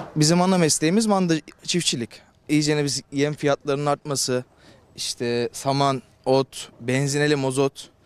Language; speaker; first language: Turkish; native; Turkish